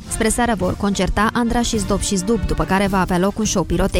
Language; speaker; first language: Romanian; native; Romanian